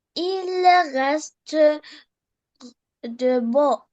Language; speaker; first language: French; non-native, learner; Arabic